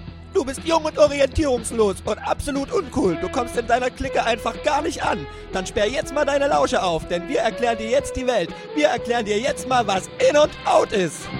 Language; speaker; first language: German; native; German